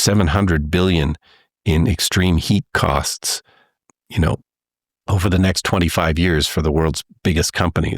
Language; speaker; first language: English; native; English